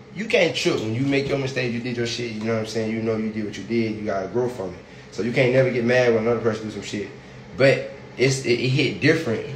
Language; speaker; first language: English; native; English